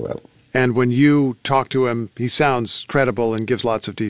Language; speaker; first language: English; native; English